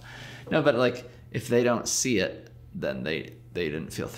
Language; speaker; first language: English; native; English